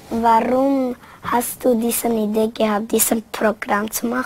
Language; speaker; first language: German; early bilingual, other home language; Spanish